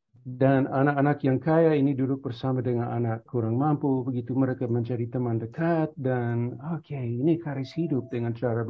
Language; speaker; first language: Indonesian; non-native, fluent; English